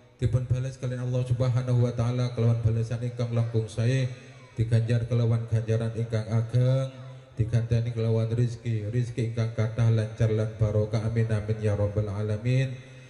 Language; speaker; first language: Javanese; non-native, local second language; Madurese